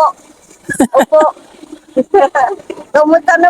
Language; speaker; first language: Filipino; non-native, learner; Vietnamese